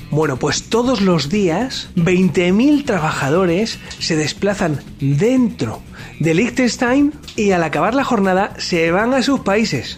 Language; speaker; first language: Spanish; native; Spanish